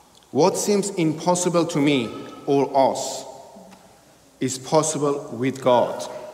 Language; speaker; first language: English; non-native, fluent; Persian